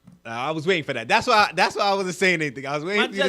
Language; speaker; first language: English; native; English